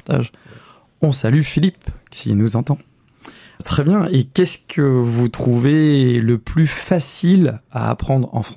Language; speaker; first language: French; native; French